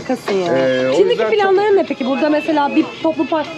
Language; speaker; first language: Turkish; native; Turkish